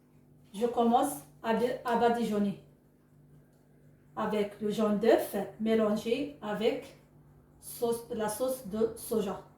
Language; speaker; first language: French; non-native, local second language; Arabic